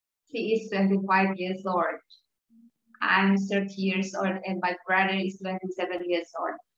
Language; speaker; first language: English; non-native, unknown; Indonesian